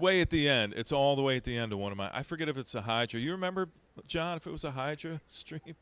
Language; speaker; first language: English; native; English